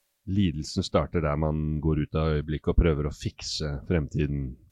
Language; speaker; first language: Norwegian; native; Norwegian